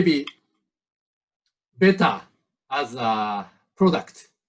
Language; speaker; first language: English; non-native, learner; Japanese